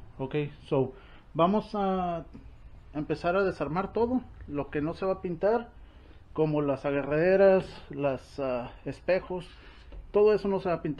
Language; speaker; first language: Spanish; early bilingual, heritage; Spanish